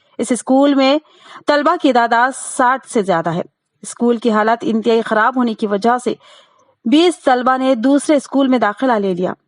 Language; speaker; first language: Urdu; native; Urdu